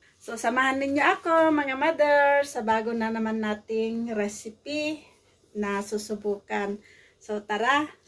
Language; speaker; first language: Filipino; non-native, local second language; Iloko